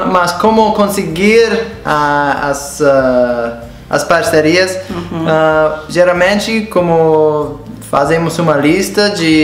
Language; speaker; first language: Portuguese; non-native, fluent; English